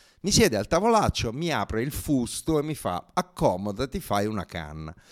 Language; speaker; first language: Italian; native; Italian